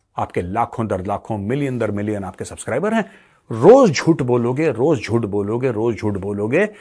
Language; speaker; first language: Hindi; native; Hindi